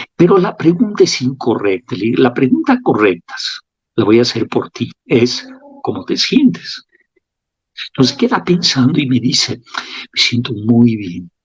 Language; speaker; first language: Spanish; non-native, fluent; French